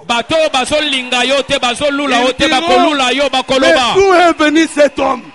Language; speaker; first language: French; non-native, local second language; Lingala